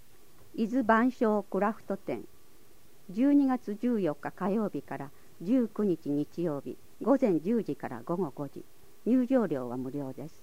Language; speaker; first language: Japanese; native; Japanese